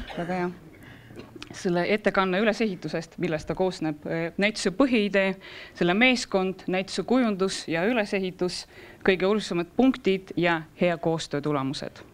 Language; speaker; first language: Estonian; non-native, local second language; Russian